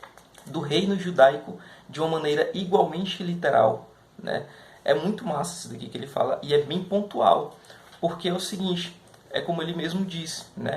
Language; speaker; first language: Portuguese; native; Portuguese